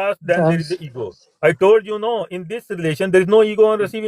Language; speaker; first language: English; non-native, fluent; Punjabi